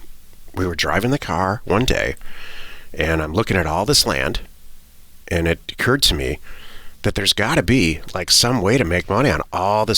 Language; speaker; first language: English; native; English